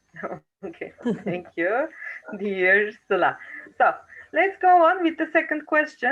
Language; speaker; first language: English; non-native, fluent; Turkish